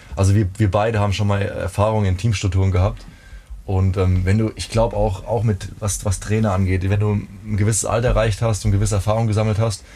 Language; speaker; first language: German; native; German